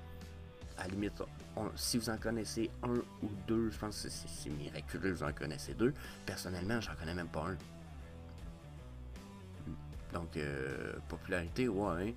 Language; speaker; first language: French; native; French